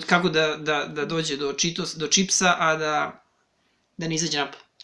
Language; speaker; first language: Serbian; native; Serbian